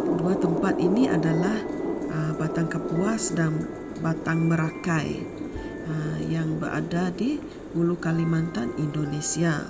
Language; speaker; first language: Malay; non-native, local second language; Iban